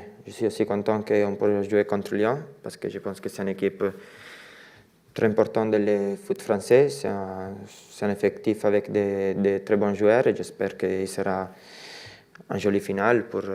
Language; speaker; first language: French; non-native, fluent; Italian